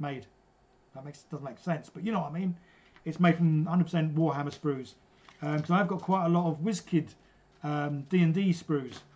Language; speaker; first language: English; native; English